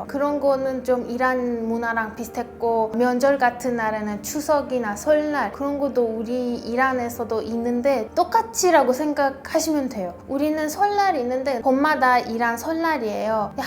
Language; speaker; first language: Korean; non-native, fluent; Persian